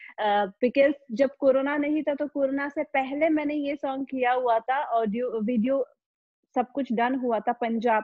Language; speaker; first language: Hindi; non-native, fluent; Pashto